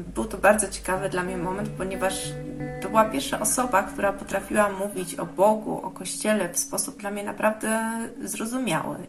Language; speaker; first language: Polish; early bilingual, heritage; Polish